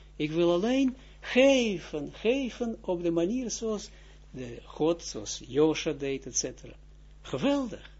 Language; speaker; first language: Dutch; non-native, fluent; Russian